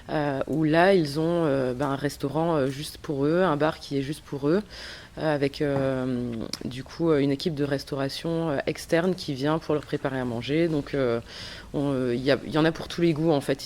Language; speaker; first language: French; native; French